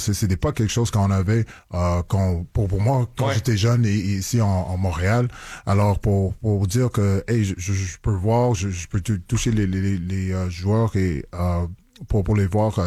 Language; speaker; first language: French; non-native, local second language; English